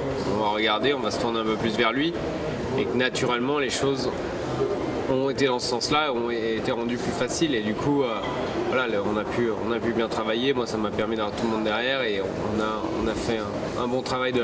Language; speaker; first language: French; native; French